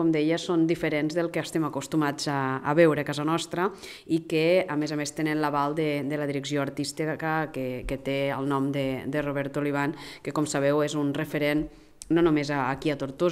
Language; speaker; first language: Catalan; native; Catalan